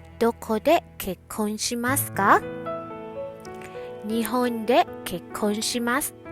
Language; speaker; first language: Japanese; non-native, fluent; Thai